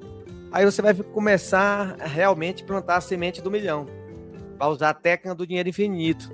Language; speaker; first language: Portuguese; native; Portuguese